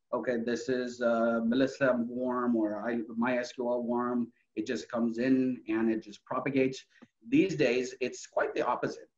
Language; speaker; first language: English; non-native, local second language; Urdu